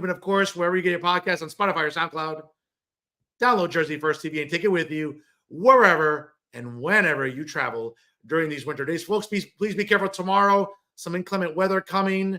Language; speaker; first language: English; native; English